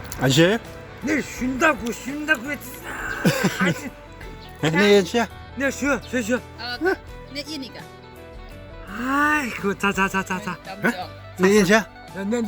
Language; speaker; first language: Korean; non-native, learner; Thai